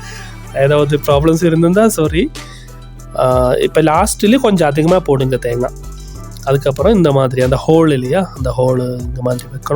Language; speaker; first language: Tamil; non-native, learner; Malayalam